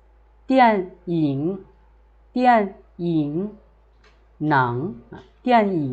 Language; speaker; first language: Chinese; non-native, fluent; Lao